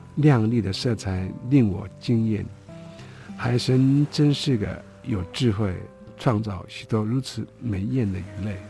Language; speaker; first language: Chinese; non-native, local second language; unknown